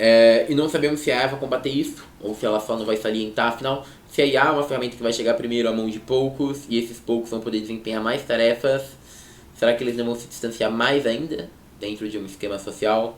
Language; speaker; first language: Portuguese; native; Portuguese